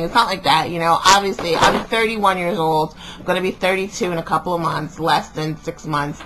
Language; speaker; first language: English; native; English